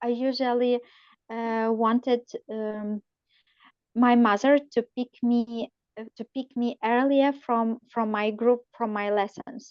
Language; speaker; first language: English; non-native, learner; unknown